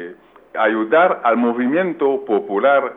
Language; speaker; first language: Spanish; non-native, local second language; Haitian Creole